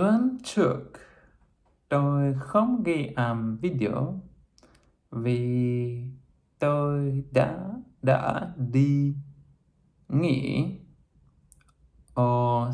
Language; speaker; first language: Vietnamese; non-native, learner; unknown